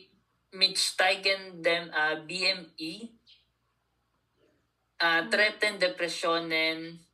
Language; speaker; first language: German; non-native, learner; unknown